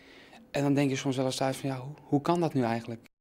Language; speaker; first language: Dutch; native; Dutch